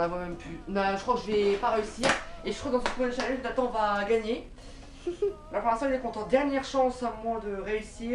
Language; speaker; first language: French; native; French